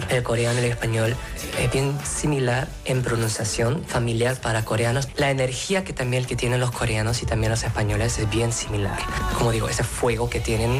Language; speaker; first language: Spanish; non-native, fluent; Korean